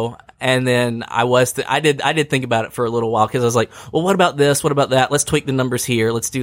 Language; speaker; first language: English; native; English